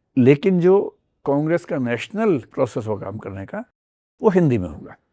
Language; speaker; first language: Hindi; native; Hindi